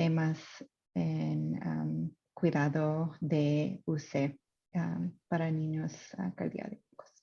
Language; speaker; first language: Spanish; non-native, fluent; English